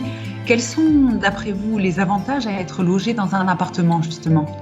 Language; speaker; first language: French; native; French